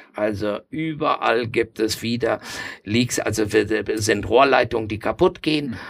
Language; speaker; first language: German; non-native, fluent; Spanish